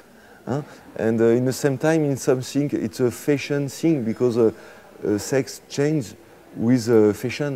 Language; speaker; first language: English; non-native, fluent; French